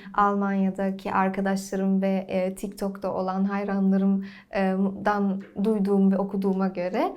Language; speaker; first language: Turkish; early bilingual, heritage; Turkish